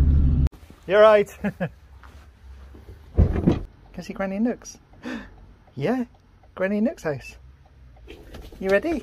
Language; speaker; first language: English; native; English